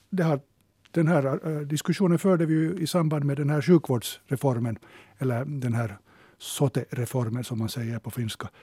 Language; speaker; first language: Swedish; native; Swedish